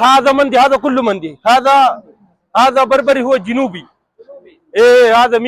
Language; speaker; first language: Arabic; non-native, learner; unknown